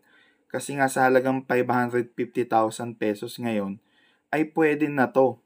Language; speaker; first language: Filipino; native; Filipino